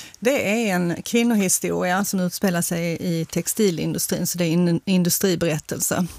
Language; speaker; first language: Swedish; early bilingual, other home language; Finnish